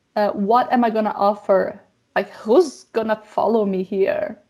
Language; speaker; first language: English; non-native, fluent; Portuguese